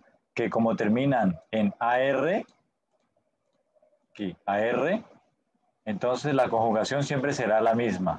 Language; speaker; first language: Spanish; native; Spanish